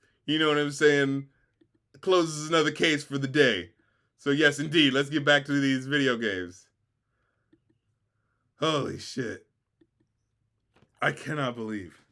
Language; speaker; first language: English; native; English